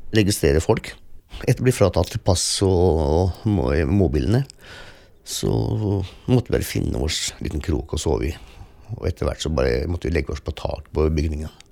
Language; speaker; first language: Norwegian; early bilingual, other home language; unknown